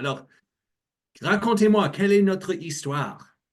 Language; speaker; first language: French; non-native, learner; English